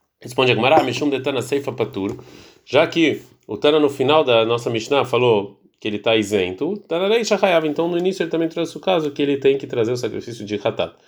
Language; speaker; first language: Portuguese; early bilingual, heritage; Portuguese